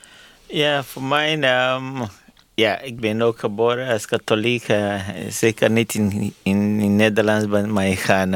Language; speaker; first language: Dutch; non-native, learner; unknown